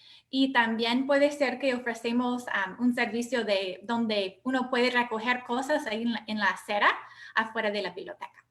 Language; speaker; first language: Spanish; non-native, fluent; English